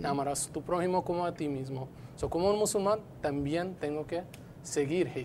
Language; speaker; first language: Spanish; non-native, fluent; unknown